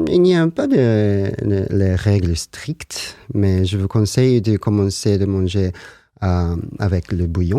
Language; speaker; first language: French; non-native, learner; Japanese